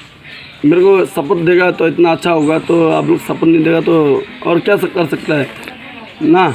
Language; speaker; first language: Hindi; non-native, local second language; Karbi